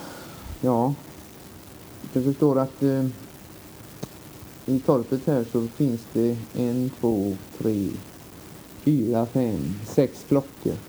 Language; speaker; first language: Swedish; native; Swedish